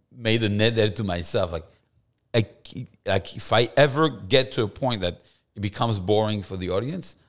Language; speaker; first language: English; non-native, fluent; French